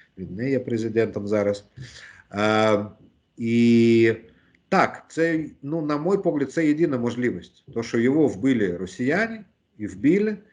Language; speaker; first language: Ukrainian; non-native, local second language; Russian